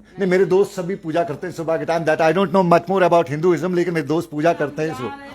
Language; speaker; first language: Urdu; non-native, local second language; Kashmiri